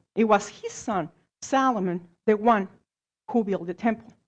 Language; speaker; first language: English; non-native, fluent; Spanish